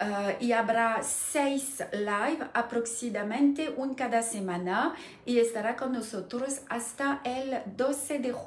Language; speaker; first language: Spanish; non-native, learner; French